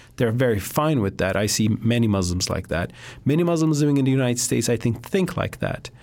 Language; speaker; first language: English; non-native, fluent; Turkish